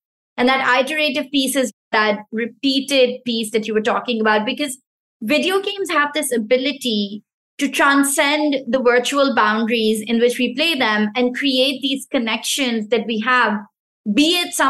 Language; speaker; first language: English; non-native, local second language; Pashto